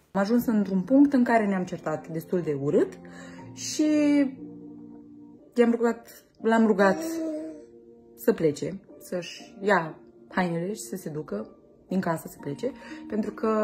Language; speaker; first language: Romanian; native; Romanian